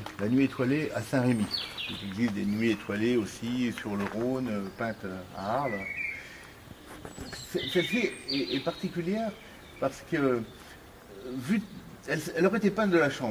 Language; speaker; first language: French; native; French